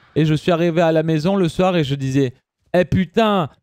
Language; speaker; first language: French; early bilingual, other home language; Italian